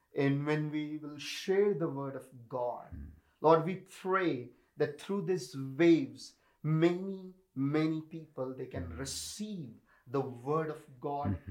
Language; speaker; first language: English; non-native, local second language; Urdu